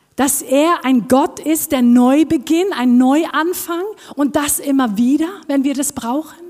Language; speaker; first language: German; non-native, fluent; Norwegian